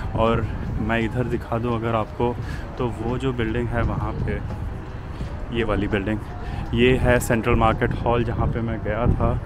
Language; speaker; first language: Hindi; native; Hindi